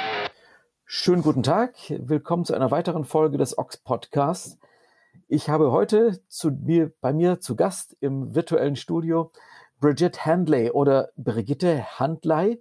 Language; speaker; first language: German; native; German